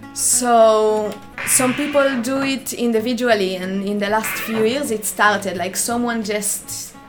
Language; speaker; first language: English; non-native, fluent; Hebrew